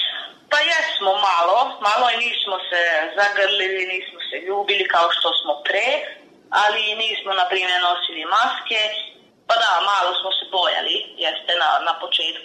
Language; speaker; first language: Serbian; non-native, local second language; Hungarian